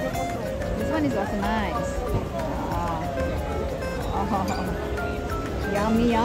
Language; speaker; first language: English; non-native, local second language; Filipino